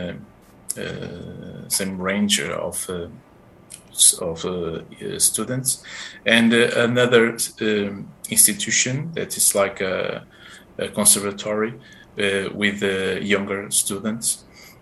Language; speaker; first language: English; non-native, fluent; Portuguese